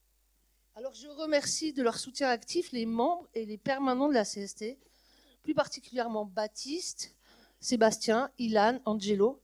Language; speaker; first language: French; native; French